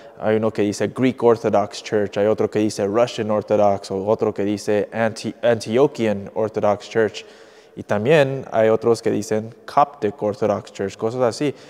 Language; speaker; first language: Spanish; early bilingual, heritage; English